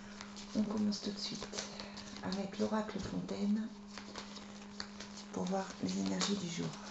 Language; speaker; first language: French; native; French